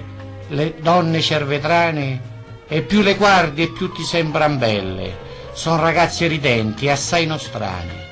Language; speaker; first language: Italian; native; Italian